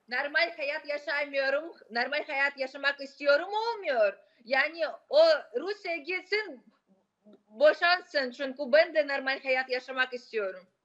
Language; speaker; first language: Turkish; non-native, learner; Russian